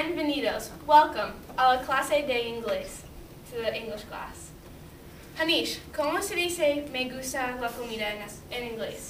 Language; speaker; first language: Spanish; non-native, learner; English